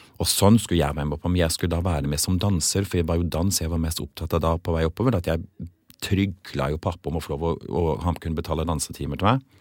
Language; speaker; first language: Norwegian; early bilingual, other home language; English